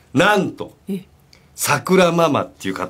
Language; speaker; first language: Japanese; native; Japanese